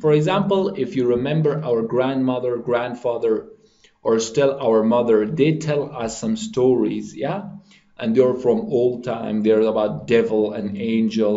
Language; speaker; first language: English; non-native, fluent; Persian